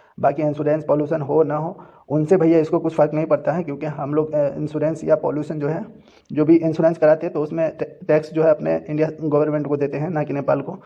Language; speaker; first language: Hindi; native; Hindi